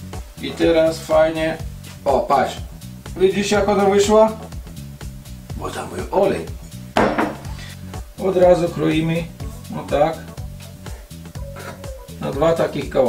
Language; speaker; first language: Polish; non-native, learner; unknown